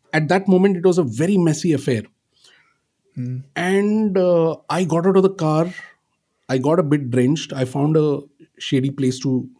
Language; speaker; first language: English; non-native, local second language; Marathi